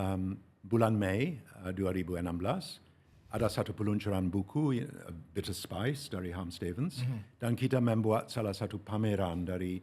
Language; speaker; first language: Indonesian; non-native, fluent; English